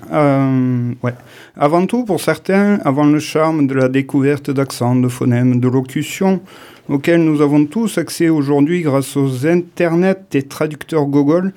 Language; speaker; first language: French; native; French